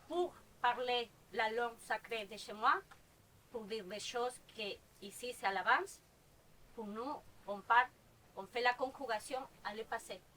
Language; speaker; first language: French; non-native, fluent; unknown